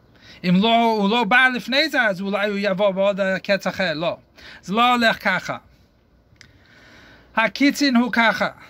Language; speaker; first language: Hebrew; non-native, fluent; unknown